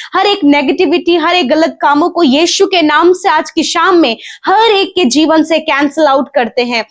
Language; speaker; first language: Hindi; native; Hindi